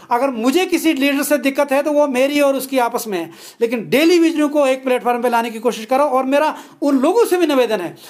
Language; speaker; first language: Hindi; non-native, local second language; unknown